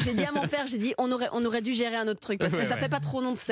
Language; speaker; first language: French; native; French